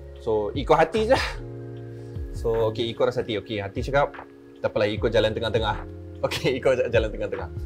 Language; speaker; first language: Malay; non-native, local second language; Tamil